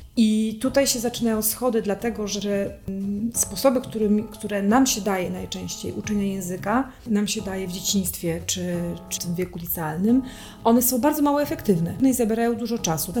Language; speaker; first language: Polish; native; Polish